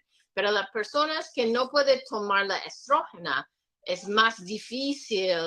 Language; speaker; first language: Spanish; non-native, learner; English